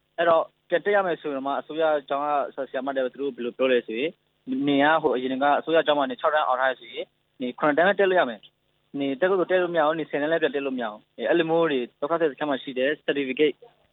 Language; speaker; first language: Burmese; non-native, local second language; S'gaw Karen